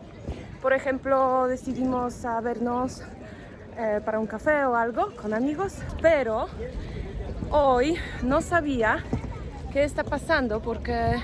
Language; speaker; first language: Spanish; non-native, fluent; Polish